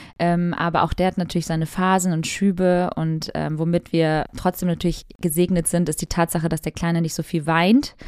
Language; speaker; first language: German; early bilingual, other home language; Albanian